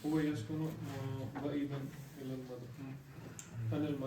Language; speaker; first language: Arabic; non-native, learner; Urdu